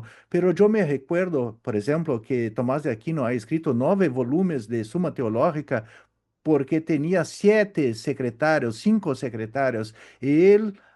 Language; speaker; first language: Spanish; non-native, learner; Portuguese